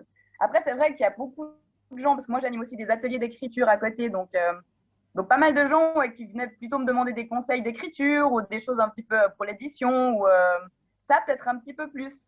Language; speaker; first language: French; native; French